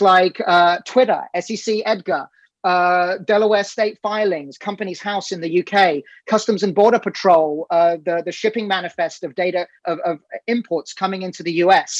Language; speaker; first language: English; native; English